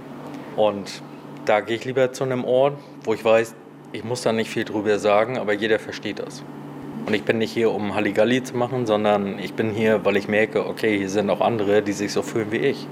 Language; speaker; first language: German; native; German